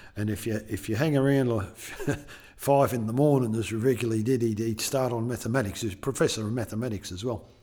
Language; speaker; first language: English; native; English